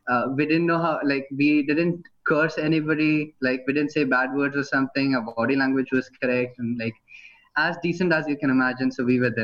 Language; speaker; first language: English; non-native, fluent; Hindi